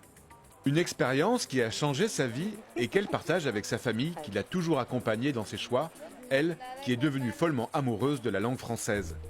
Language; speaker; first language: French; native; French